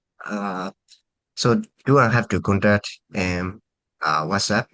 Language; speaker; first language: English; non-native, fluent; Burmese